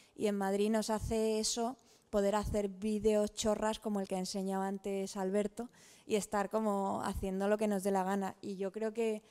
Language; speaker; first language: Spanish; native; Spanish